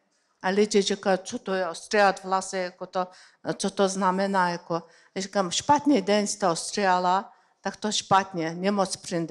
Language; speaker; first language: Czech; non-native, learner; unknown